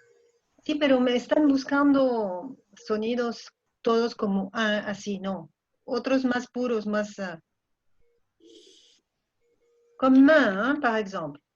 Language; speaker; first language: Spanish; non-native, fluent; French